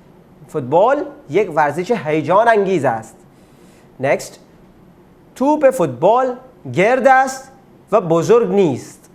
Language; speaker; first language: Persian; non-native, fluent; Urdu